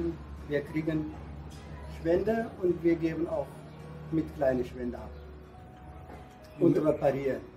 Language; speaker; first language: German; non-native, learner; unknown